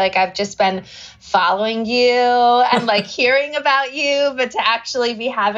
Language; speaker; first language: English; native; English